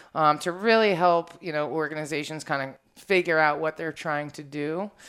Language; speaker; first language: English; native; English